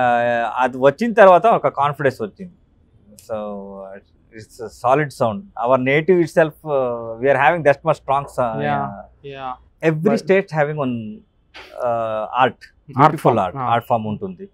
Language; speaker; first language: Telugu; non-native, local second language; Kannada